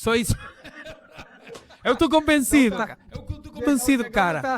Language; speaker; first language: Portuguese; non-native, fluent; Spanish